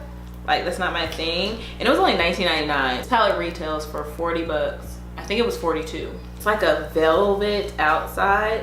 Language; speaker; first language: English; native; English